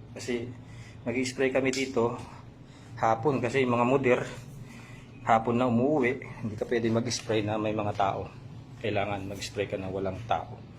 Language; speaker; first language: Filipino; non-native, local second language; Pampanga